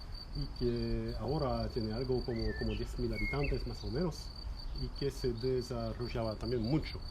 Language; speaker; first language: Spanish; non-native, fluent; French